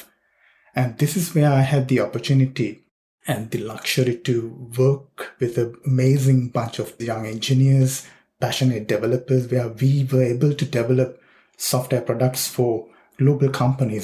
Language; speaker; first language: English; non-native, local second language; Sinhala